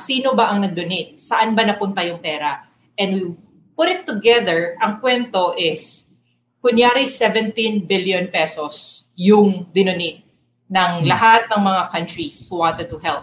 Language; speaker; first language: English; non-native, local second language; Cebuano